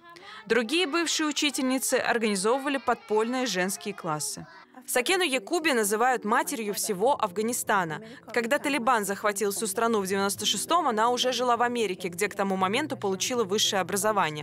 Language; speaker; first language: Russian; native; Russian